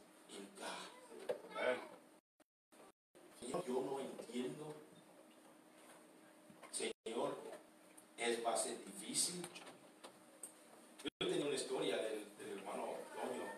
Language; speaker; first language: Spanish; early bilingual, heritage; Spanish